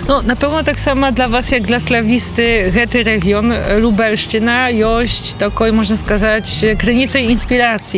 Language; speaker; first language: Polish; non-native, learner; Belarusian